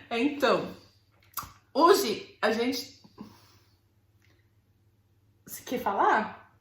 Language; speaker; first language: Portuguese; non-native, fluent; English